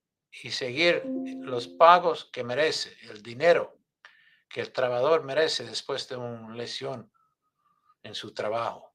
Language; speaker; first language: Spanish; non-native, fluent; English